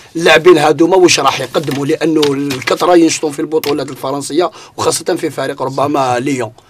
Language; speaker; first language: Arabic; native; Arabic